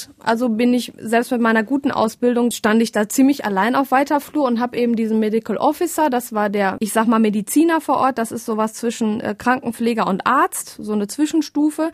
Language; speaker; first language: German; native; German